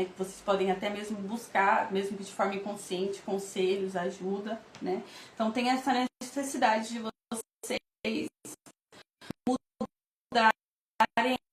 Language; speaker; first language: Portuguese; native; Portuguese